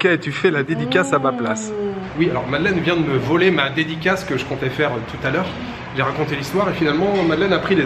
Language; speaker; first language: French; native; French